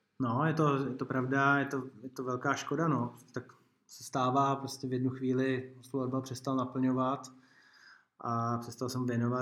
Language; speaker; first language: Czech; native; Czech